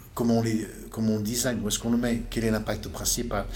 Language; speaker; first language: French; native; French